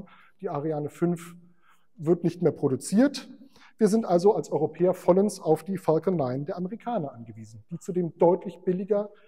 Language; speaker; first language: German; native; German